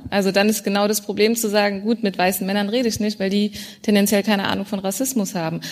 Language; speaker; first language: German; early bilingual, other home language; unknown